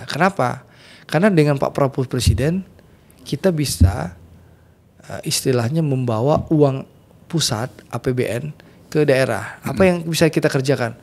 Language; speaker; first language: Indonesian; native; Indonesian